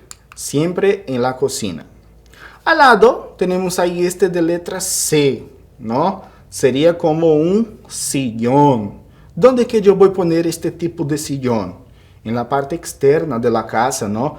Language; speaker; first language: Spanish; non-native, fluent; Portuguese